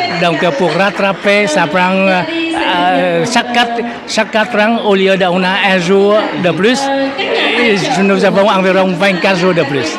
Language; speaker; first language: French; non-native, fluent; Vietnamese